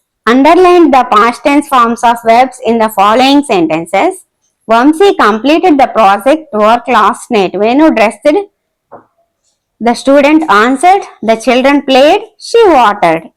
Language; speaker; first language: English; non-native, local second language; Telugu